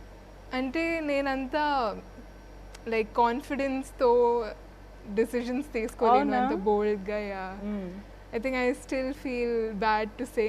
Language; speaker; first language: Telugu; non-native, fluent; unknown